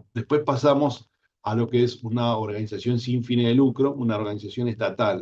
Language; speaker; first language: Spanish; native; Spanish